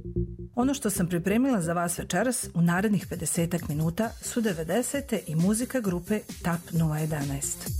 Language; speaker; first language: Croatian; native; Croatian